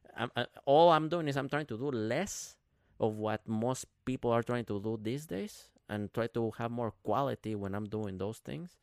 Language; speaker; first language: English; non-native, fluent; Spanish